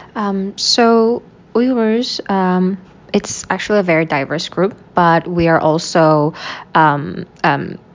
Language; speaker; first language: English; non-native, fluent; Uyghur